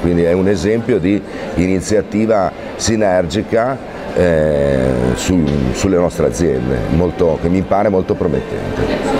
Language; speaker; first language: Italian; native; Italian